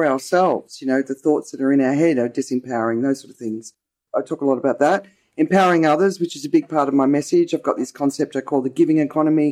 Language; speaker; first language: English; native; English